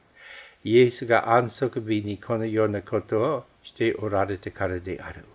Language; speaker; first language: Japanese; non-native, fluent; English